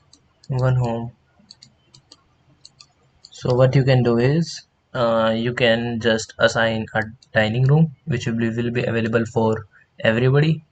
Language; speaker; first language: English; non-native, local second language; Hindi